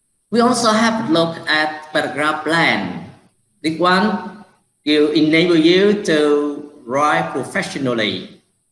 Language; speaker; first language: English; non-native, fluent; Vietnamese